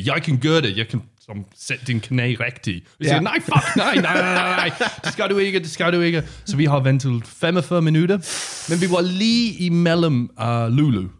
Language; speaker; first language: Danish; non-native, learner; English